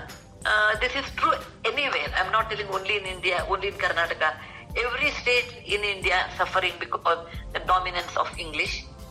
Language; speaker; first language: English; non-native, local second language; Kannada